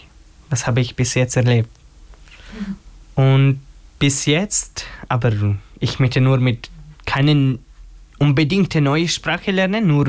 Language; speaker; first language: German; non-native, learner; Albanian